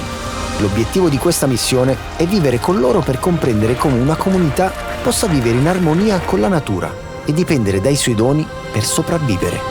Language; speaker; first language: Italian; native; Italian